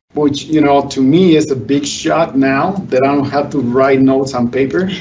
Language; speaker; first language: English; non-native, fluent; Spanish